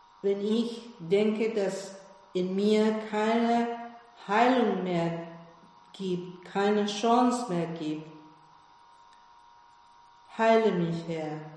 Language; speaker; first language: German; non-native, fluent; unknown